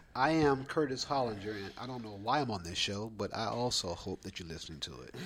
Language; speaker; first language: English; native; English